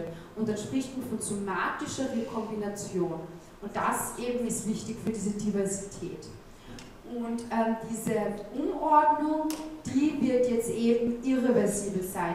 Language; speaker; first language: German; native; German